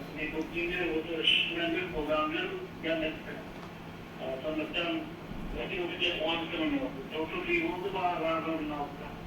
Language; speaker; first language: Kazakh; non-native, local second language; Russian